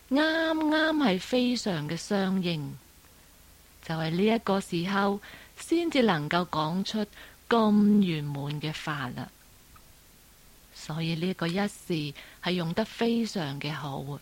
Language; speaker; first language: Cantonese; native; Cantonese